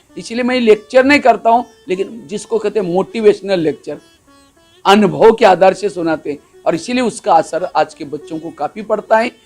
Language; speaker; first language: Hindi; non-native, local second language; Marathi